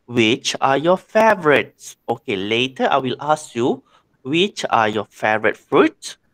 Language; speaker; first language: English; non-native, local second language; Malay